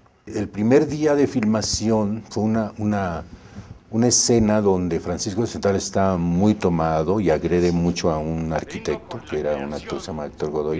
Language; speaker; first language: Spanish; native; Spanish